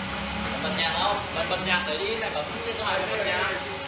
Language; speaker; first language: Vietnamese; native; Vietnamese